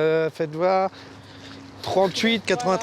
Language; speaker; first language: French; native; French